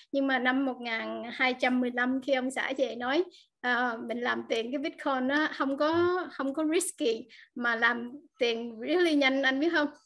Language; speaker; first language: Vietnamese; early bilingual, heritage; Vietnamese